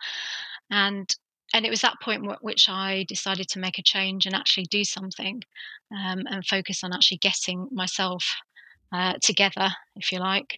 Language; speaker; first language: English; native; English